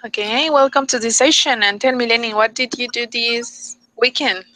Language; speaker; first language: English; non-native, fluent; Spanish